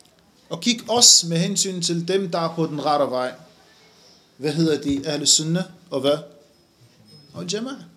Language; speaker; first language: Danish; non-native, fluent; Arabic